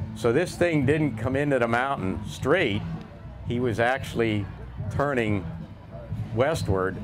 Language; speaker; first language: English; native; English